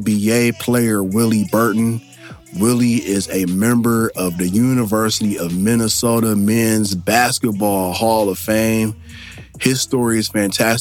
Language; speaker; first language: English; native; English